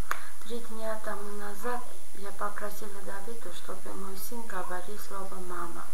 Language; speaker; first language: Russian; non-native, fluent; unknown